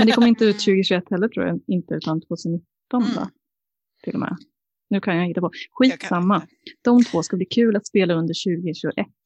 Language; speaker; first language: Swedish; native; Swedish